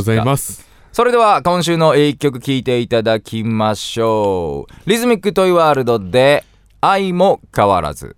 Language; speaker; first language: Japanese; native; Japanese